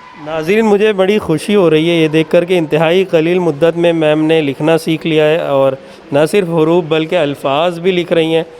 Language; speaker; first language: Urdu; native; Urdu